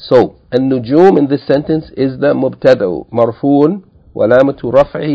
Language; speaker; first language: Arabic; non-native, fluent; English